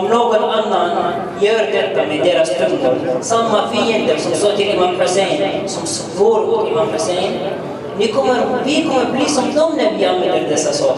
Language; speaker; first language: Swedish; early bilingual, other home language; Arabic